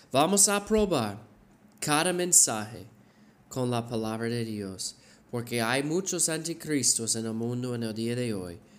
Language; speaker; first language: Spanish; non-native, fluent; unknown